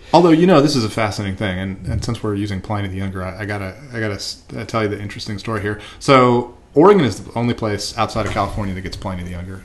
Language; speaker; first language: English; native; English